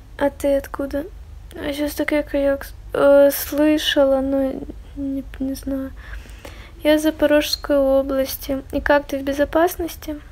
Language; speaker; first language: Russian; native; Russian